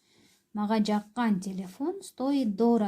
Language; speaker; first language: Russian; non-native, local second language; Kyrgyz